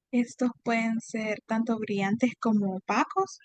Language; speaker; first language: Spanish; native; Spanish